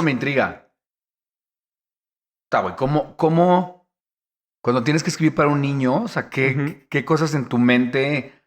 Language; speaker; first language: Spanish; native; Spanish